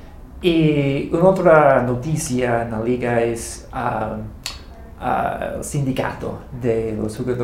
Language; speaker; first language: Spanish; non-native, fluent; English